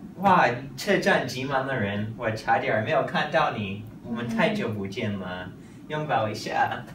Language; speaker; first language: Chinese; non-native, learner; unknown